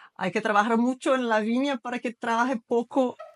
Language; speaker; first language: Spanish; non-native, fluent; Portuguese